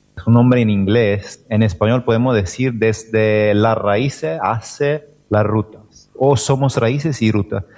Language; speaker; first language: Spanish; non-native, fluent; Italian